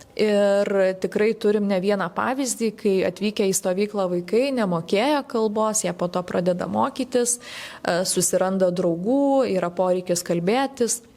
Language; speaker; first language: Lithuanian; native; Lithuanian